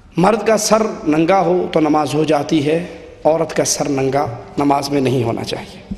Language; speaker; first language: Urdu; non-native, local second language; Punjabi